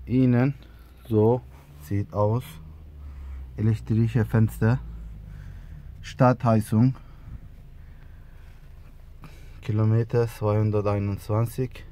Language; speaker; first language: German; non-native, learner; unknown